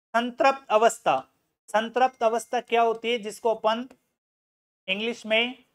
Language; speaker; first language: Hindi; native; Hindi